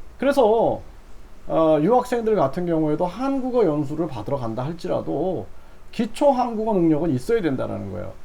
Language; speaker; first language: Korean; native; Korean